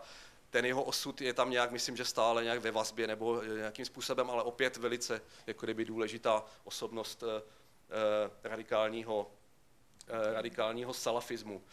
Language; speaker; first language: Czech; native; Czech